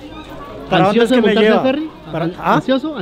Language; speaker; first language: Spanish; native; Spanish